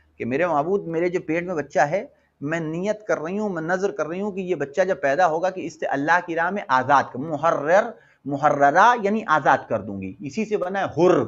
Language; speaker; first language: Hindi; native; Hindi